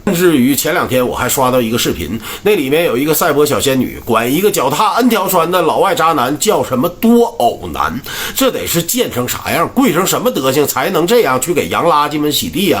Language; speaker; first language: Chinese; native; Chinese